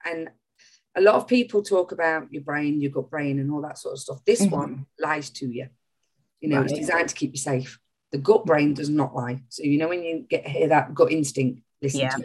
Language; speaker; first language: English; native; English